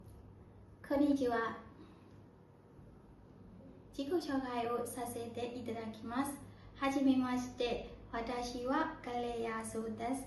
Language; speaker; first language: Japanese; non-native, learner; Burmese